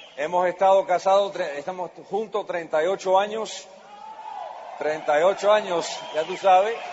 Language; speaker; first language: Spanish; early bilingual, heritage; Spanish